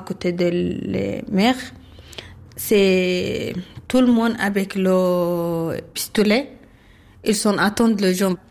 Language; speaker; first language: French; non-native, learner; Arabic